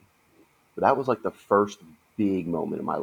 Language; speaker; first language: English; native; English